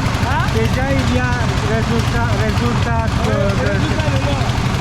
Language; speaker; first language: French; non-native, learner; Persian